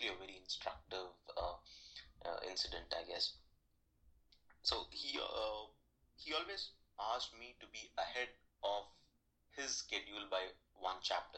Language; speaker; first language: English; non-native, local second language; Telugu